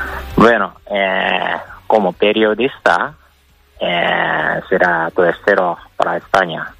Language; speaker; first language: Spanish; non-native, fluent; Japanese